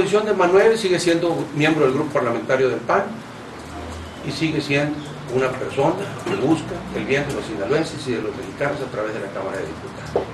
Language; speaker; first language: Spanish; native; Spanish